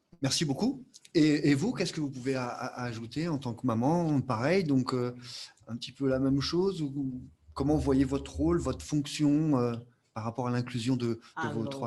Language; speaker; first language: French; native; French